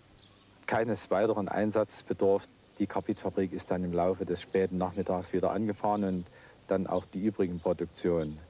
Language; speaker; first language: German; native; German